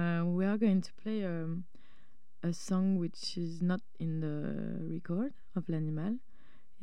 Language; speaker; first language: English; non-native, fluent; French